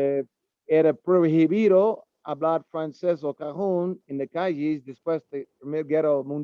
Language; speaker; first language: Spanish; non-native, learner; English